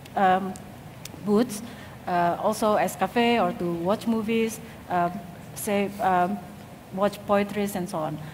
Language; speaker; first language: English; non-native, fluent; Indonesian